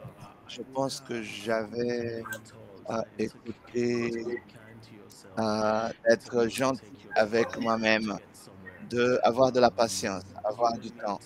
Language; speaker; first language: French; non-native, fluent; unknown